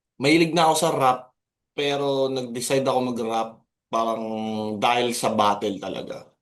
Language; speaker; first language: Filipino; native; Filipino